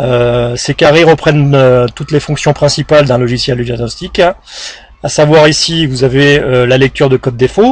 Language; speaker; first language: French; native; French